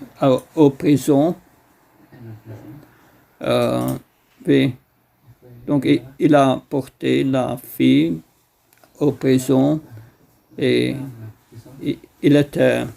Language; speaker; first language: French; non-native, fluent; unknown